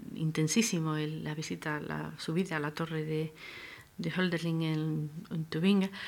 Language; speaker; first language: Spanish; native; Spanish